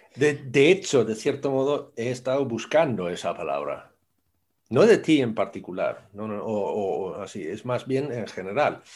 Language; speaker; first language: Spanish; non-native, fluent; Swedish